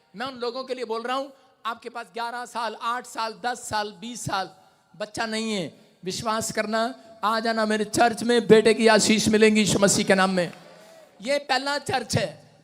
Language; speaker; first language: Hindi; non-native, local second language; Punjabi